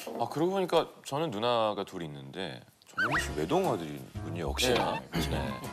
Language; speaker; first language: Korean; native; Korean